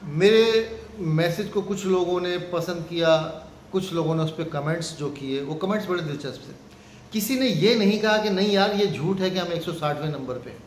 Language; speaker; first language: Urdu; native; Urdu